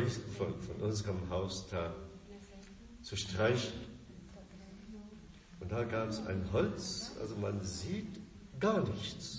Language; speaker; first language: German; non-native, fluent; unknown